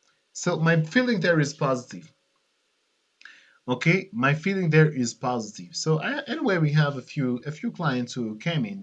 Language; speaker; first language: English; non-native, fluent; Swahili